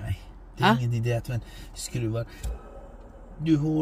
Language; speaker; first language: Swedish; non-native, fluent; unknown